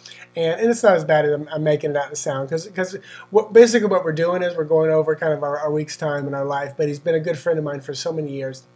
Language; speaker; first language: English; native; English